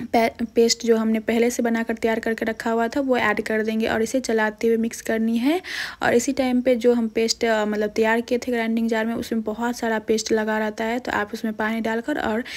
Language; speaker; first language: Hindi; native; Hindi